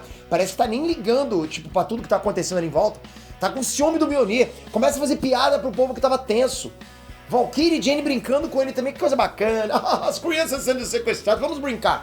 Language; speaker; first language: Portuguese; native; Portuguese